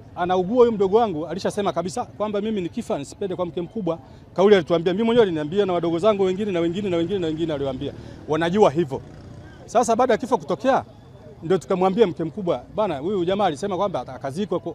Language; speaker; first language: Swahili; non-native, local second language; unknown